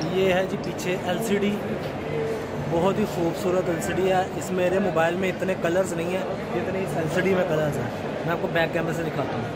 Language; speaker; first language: Urdu; non-native, local second language; Punjabi